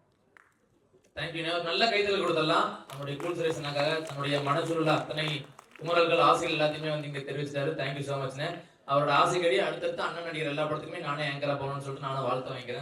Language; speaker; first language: Tamil; native; Tamil